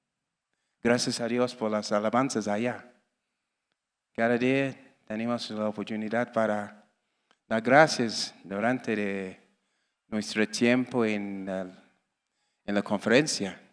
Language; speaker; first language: Spanish; non-native, learner; English